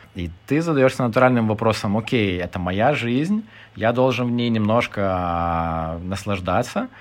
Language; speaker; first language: Russian; non-native, fluent; Lithuanian